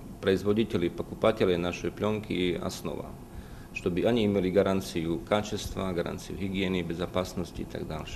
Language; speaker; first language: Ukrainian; non-native, learner; Slovak